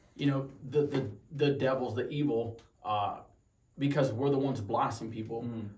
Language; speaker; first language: English; native; English